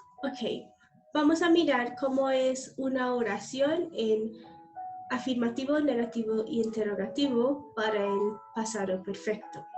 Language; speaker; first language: Spanish; non-native, fluent; English